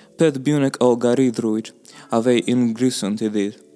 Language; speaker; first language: Welsh; non-native, learner; Russian